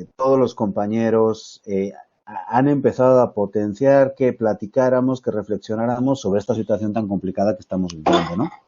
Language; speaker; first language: Spanish; native; Spanish